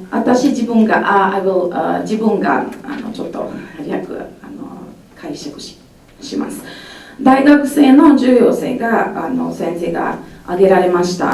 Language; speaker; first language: Japanese; non-native, fluent; Serbian